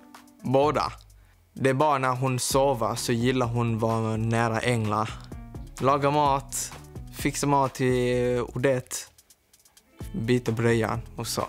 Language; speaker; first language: Swedish; non-native, learner; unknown